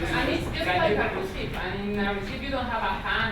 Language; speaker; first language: English; non-native, learner; Spanish